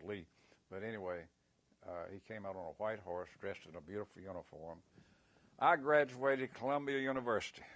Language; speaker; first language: English; native; English